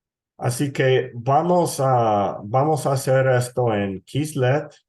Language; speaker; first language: Spanish; non-native, fluent; English